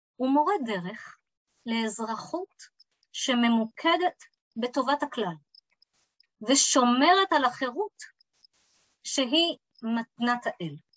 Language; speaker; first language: Hebrew; early bilingual, other home language; English